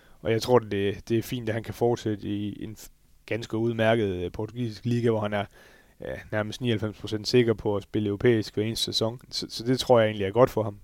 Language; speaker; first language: Danish; native; Danish